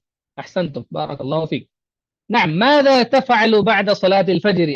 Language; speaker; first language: Arabic; non-native, fluent; Urdu